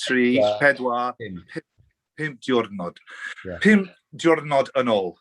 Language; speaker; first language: Welsh; non-native, learner; English